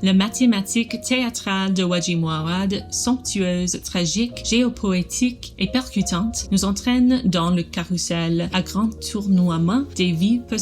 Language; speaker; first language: French; non-native, learner; English